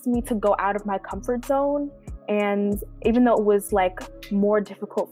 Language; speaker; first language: English; native; English